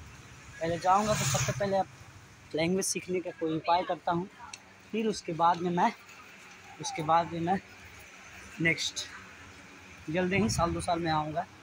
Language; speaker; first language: Hindi; non-native, local second language; Bhojpuri